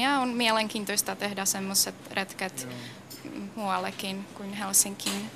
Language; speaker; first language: Finnish; non-native, fluent; Czech